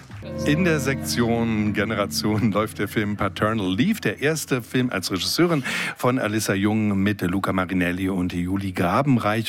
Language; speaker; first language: German; native; German